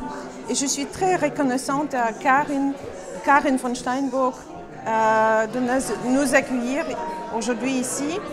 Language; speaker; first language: French; non-native, fluent; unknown